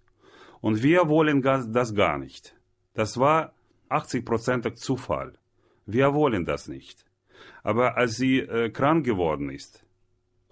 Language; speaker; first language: German; non-native, learner; Russian